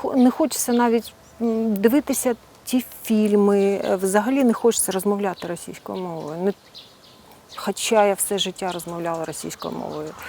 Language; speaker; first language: Ukrainian; non-native, local second language; Russian